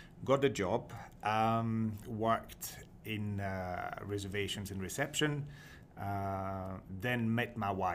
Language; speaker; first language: English; non-native, fluent; French